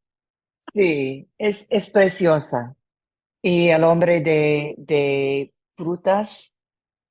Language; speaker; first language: Spanish; non-native, learner; English